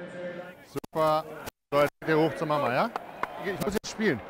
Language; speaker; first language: German; native; German